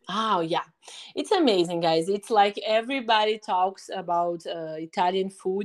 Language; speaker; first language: English; non-native, fluent; Portuguese